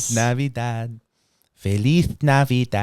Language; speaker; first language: Spanish; non-native, learner; English